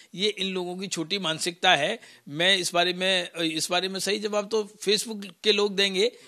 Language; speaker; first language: Hindi; native; Hindi